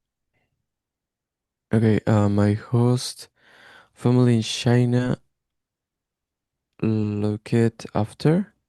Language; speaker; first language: English; non-native, learner; Spanish